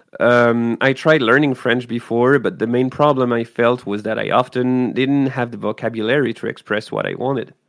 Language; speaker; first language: English; non-native, fluent; French